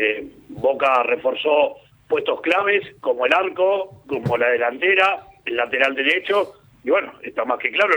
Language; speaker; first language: Spanish; native; Spanish